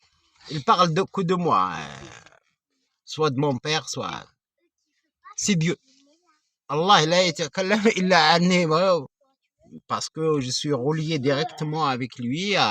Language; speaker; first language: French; non-native, fluent; Arabic